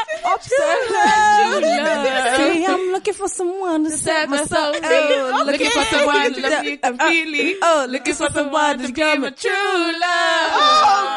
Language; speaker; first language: English; non-native, local second language; Kinyarwanda